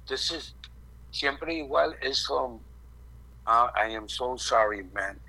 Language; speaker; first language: English; native; English